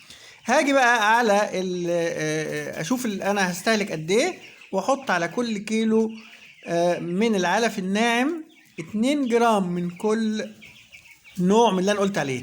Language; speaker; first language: Arabic; native; Arabic